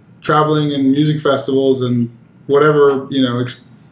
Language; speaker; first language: English; native; English